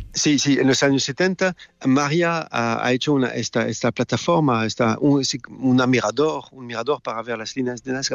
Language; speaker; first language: Spanish; non-native, fluent; French